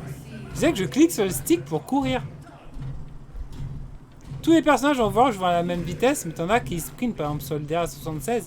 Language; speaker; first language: French; native; French